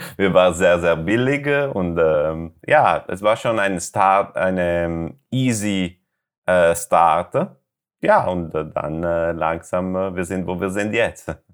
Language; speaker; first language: German; non-native, learner; Italian